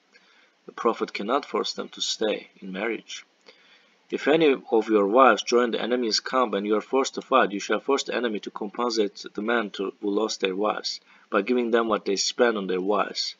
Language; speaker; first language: English; non-native, fluent; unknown